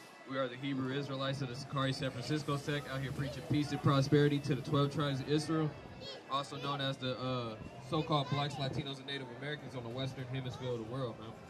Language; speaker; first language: English; native; English